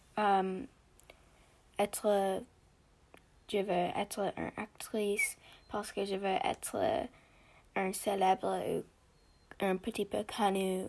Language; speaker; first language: French; non-native, learner; English